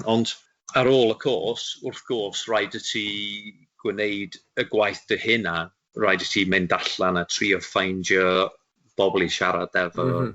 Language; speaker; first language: Welsh; non-native, local second language; English